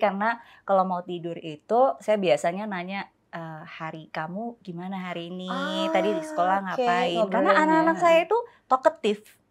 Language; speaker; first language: Indonesian; native; Indonesian